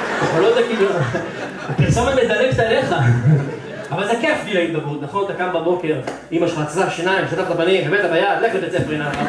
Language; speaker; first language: Hebrew; native; Hebrew